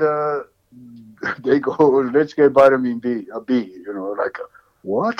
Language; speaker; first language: English; non-native, learner; Japanese